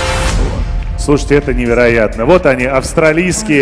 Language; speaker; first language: Russian; native; Russian